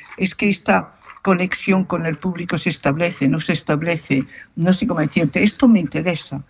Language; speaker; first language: Spanish; native; Spanish